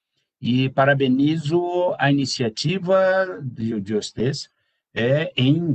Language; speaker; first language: Spanish; non-native, learner; Portuguese